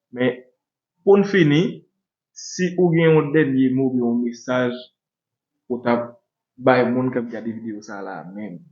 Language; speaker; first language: Haitian Creole; native; Haitian Creole